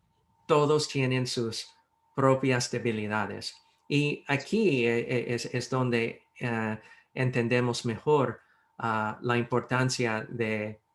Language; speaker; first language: Spanish; non-native, fluent; English